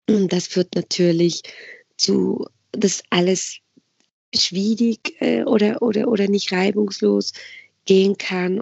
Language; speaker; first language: German; non-native, fluent; Spanish